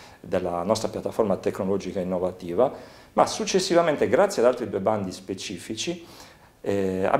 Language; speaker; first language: Italian; native; Italian